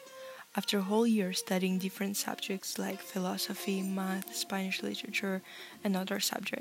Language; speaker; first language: English; non-native, fluent; Russian